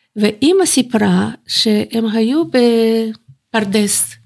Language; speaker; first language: Hebrew; non-native, fluent; Russian